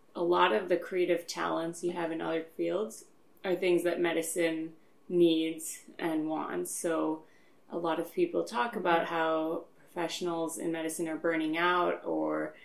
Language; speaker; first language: English; native; English